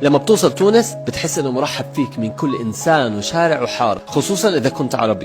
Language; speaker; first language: Arabic; native; Arabic